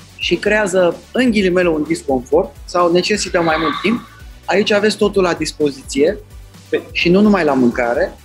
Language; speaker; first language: Romanian; non-native, fluent; Turkish